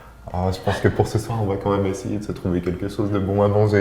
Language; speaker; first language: French; native; French